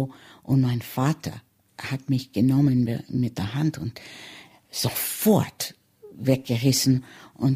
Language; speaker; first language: German; early bilingual, heritage; German